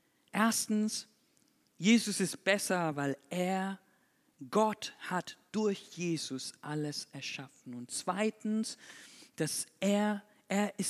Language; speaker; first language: German; non-native, fluent; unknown